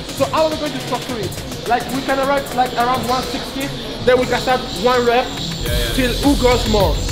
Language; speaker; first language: English; non-native, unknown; Italian